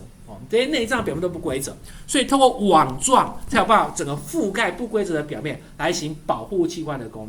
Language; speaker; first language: Chinese; native; Chinese